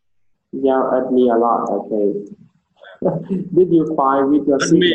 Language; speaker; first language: English; non-native, learner; Vietnamese